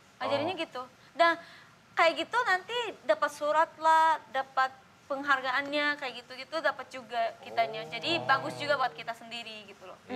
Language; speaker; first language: Indonesian; non-native, fluent; Japanese